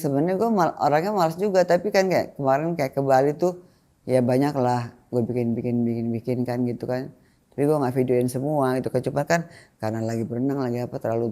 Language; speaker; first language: Indonesian; native; Indonesian